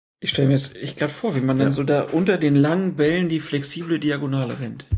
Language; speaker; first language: German; native; German